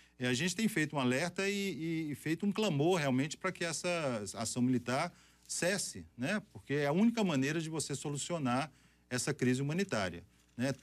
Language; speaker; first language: Portuguese; native; Portuguese